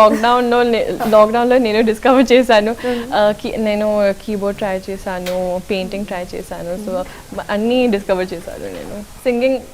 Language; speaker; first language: Telugu; non-native, local second language; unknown